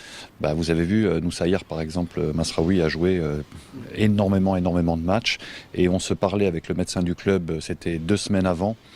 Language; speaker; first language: French; native; French